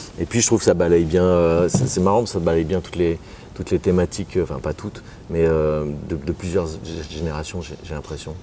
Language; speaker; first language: French; native; French